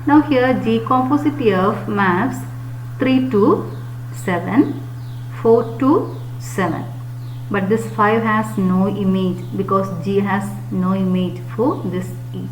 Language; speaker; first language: English; non-native, local second language; Malayalam